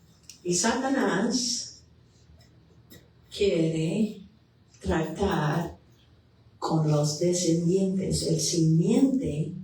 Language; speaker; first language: Spanish; non-native, fluent; English